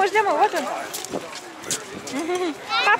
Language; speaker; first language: Russian; native; Russian